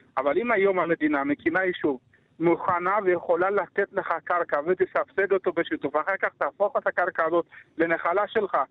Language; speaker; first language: Hebrew; early bilingual, other home language; Amharic